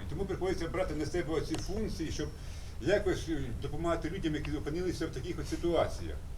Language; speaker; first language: Ukrainian; native; Ukrainian